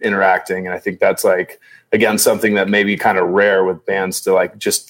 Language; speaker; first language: English; native; English